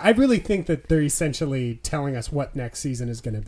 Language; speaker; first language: English; native; English